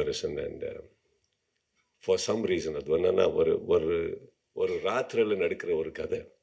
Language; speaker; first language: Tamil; non-native, learner; Kannada